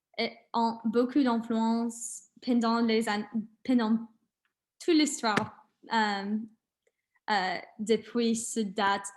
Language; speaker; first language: French; non-native, learner; English